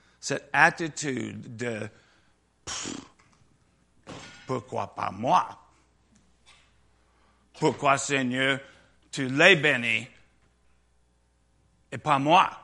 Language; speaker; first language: French; non-native, learner; English